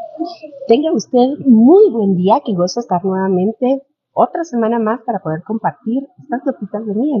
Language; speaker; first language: Spanish; native; Spanish